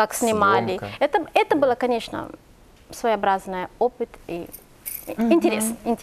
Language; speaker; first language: Russian; non-native, fluent; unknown